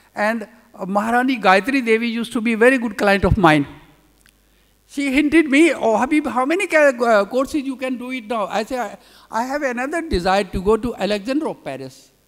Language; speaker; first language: English; non-native, local second language; Urdu